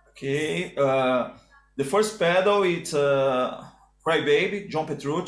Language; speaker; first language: English; non-native, learner; Portuguese